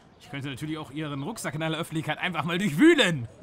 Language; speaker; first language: German; native; German